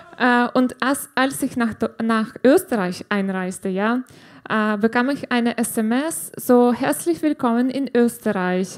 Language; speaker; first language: German; non-native, fluent; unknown